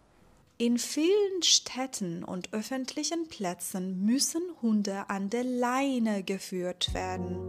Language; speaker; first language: German; non-native, fluent; Persian